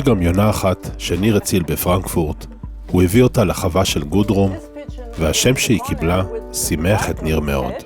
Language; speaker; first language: Hebrew; native; Hebrew